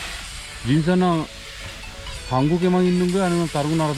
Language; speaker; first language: Korean; non-native, learner; Sinhala